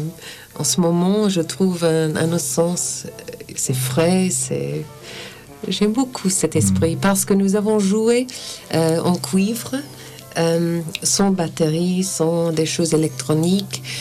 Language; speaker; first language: French; non-native, learner; English